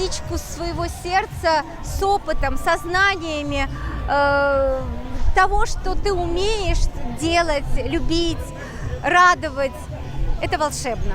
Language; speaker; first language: Russian; native; Russian